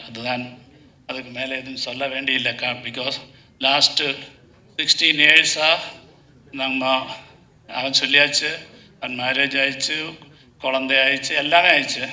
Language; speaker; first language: Tamil; non-native, learner; Malayalam